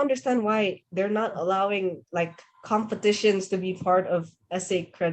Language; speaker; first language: English; non-native, fluent; Indonesian